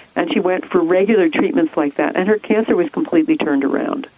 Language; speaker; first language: English; native; English